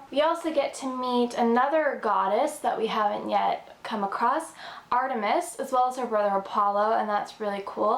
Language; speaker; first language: English; native; English